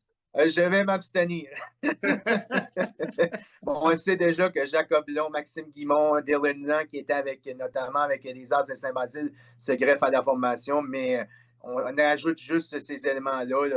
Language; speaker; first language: French; native; French